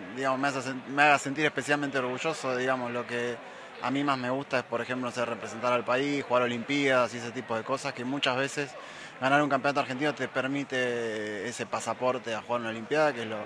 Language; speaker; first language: Spanish; native; Spanish